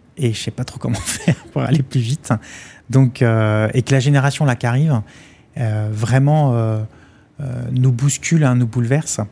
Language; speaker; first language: French; native; French